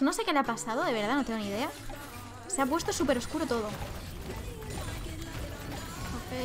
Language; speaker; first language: Spanish; native; Spanish